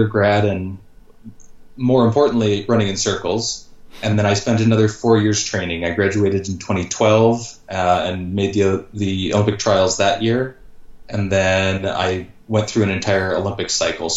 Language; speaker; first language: English; native; English